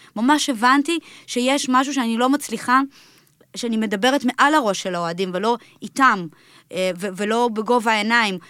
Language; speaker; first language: Hebrew; early bilingual, other home language; Russian